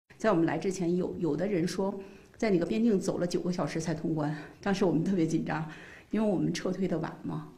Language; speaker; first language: Chinese; native; Chinese